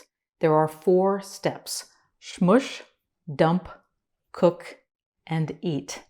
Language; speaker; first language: English; native; English